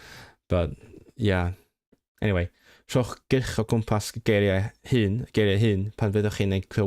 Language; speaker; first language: Welsh; non-native, learner; Cantonese